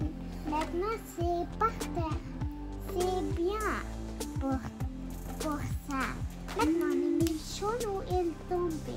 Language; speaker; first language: French; early bilingual, other home language; Bangla